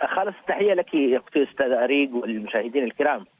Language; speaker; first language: Arabic; native; Arabic